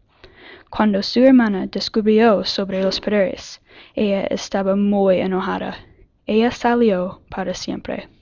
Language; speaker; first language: Spanish; non-native, learner; English